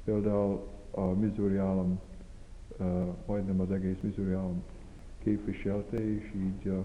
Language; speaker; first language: Hungarian; early bilingual, heritage; Hungarian